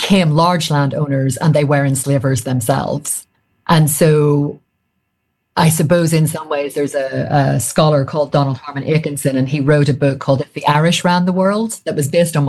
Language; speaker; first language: English; native; English